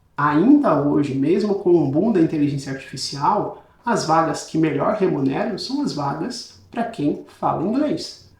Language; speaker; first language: Portuguese; native; Portuguese